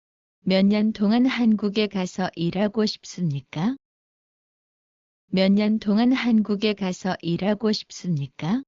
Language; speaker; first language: Korean; non-native, learner; Bangla